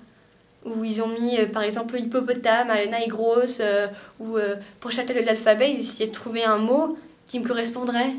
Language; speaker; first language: French; native; French